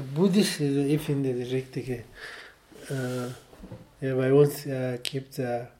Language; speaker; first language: German; non-native, fluent; Nepali